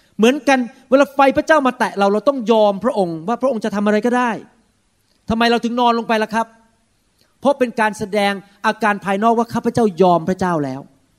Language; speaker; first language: Thai; early bilingual, heritage; Thai